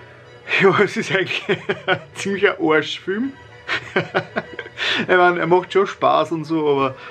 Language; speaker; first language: German; native; German